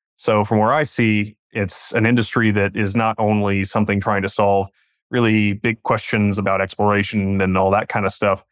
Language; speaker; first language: English; native; English